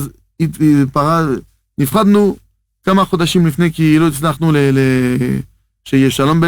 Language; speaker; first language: Hebrew; non-native, fluent; French